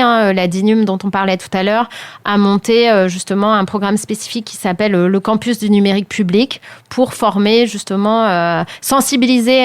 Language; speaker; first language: French; native; French